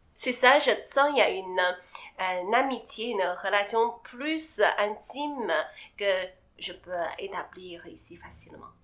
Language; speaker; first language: French; non-native, fluent; Chinese